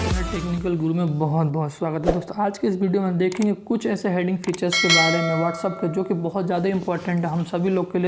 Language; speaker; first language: Hindi; native; Hindi